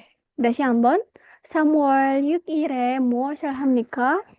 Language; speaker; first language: Korean; non-native, fluent; Indonesian